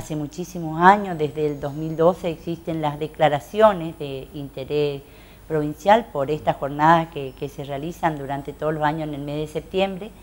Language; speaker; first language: Spanish; native; Spanish